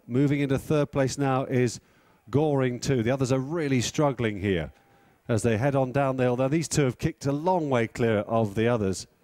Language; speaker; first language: English; native; English